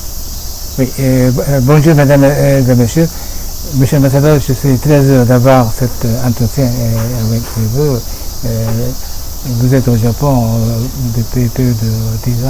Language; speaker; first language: French; non-native, fluent; Japanese